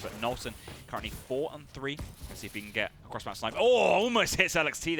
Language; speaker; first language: English; native; English